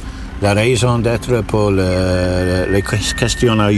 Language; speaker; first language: French; non-native, learner; English